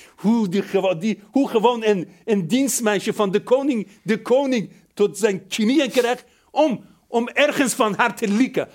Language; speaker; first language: Dutch; non-native, fluent; Persian